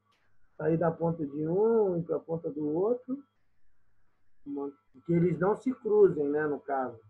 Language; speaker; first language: Portuguese; native; Portuguese